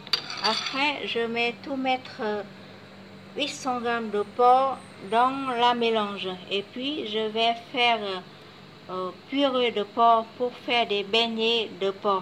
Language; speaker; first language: French; non-native, fluent; Vietnamese